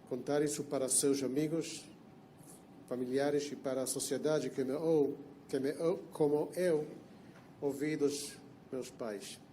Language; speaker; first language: Portuguese; non-native, fluent; Hebrew